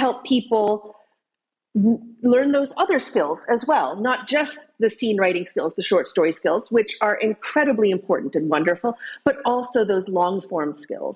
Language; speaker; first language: English; native; English